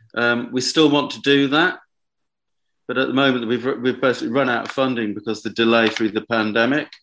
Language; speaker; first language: English; native; English